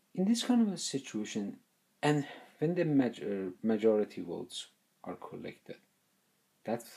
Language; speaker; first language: English; non-native, fluent; Persian